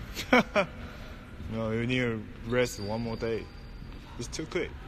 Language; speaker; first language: English; non-native, learner; Chinese